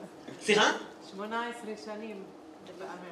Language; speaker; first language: Hebrew; non-native, local second language; Arabic